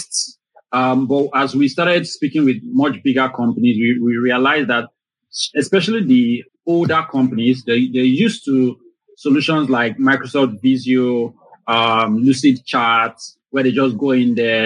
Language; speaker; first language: English; non-native, local second language; Yoruba